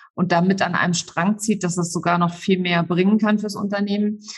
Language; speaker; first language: German; native; German